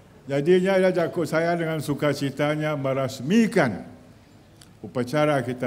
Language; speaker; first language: Malay; native; Malay